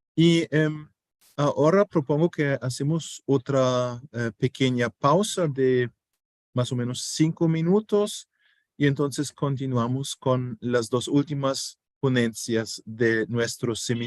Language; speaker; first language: Spanish; non-native, fluent; German